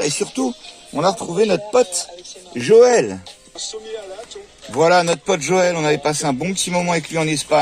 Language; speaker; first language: French; native; French